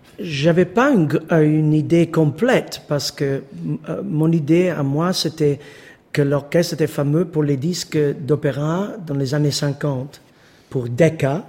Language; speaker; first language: French; non-native, fluent; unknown